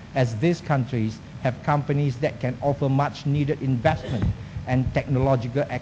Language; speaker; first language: English; non-native, local second language; Malay